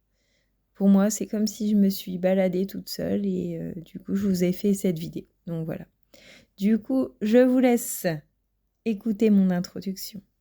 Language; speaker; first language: French; native; French